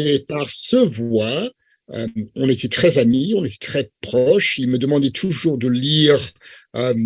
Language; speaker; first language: French; non-native, fluent; English